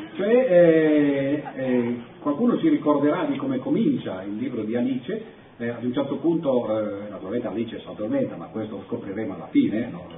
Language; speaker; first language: Italian; native; Italian